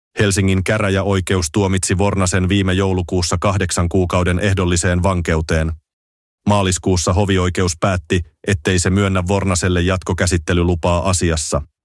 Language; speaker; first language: Finnish; native; Finnish